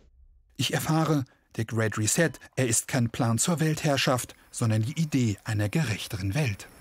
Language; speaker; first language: German; native; German